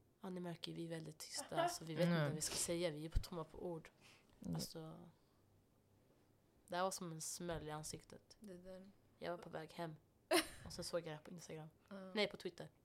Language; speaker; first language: Swedish; non-native, local second language; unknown